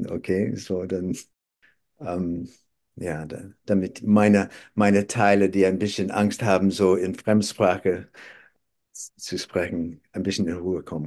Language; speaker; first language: German; non-native, fluent; English